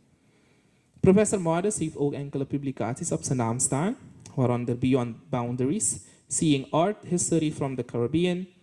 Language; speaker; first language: Dutch; native; Dutch